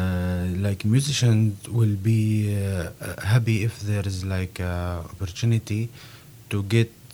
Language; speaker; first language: English; non-native, learner; Arabic